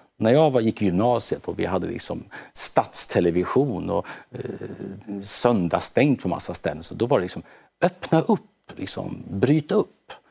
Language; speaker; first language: Swedish; native; Swedish